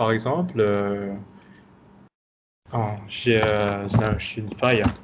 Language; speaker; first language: French; non-native, fluent; Vietnamese